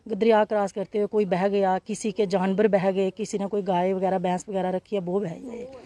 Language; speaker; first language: Hindi; native; Hindi